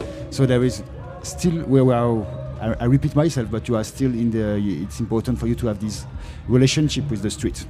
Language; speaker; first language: English; non-native, learner; French